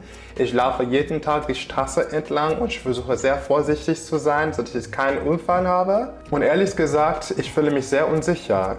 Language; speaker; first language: German; non-native, fluent; English